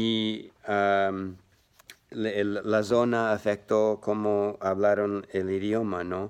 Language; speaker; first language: Spanish; non-native, learner; English